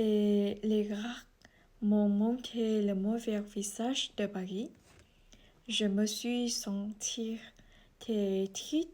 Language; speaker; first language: French; non-native, learner; Vietnamese